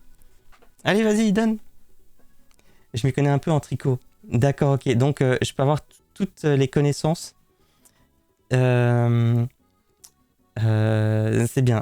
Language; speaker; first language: French; native; French